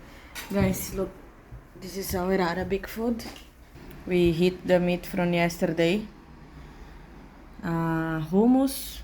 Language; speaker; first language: English; non-native, learner; Portuguese